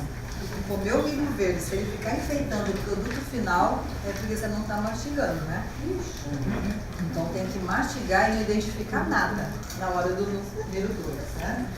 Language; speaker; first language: Portuguese; native; Portuguese